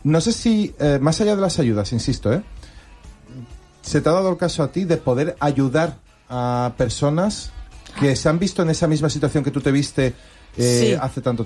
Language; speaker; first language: Spanish; native; Spanish